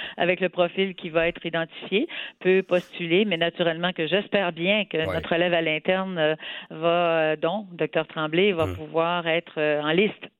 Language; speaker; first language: French; native; French